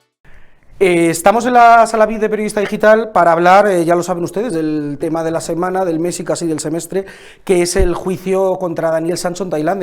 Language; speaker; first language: Spanish; native; Spanish